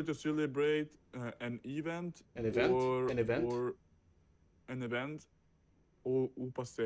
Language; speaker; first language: English; non-native, learner; Russian